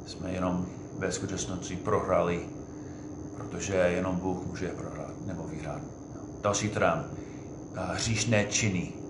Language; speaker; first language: Czech; non-native, fluent; English